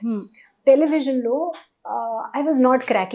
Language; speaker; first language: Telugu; non-native, learner; Hindi